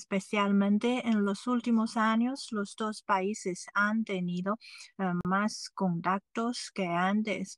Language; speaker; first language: Spanish; non-native, fluent; Chinese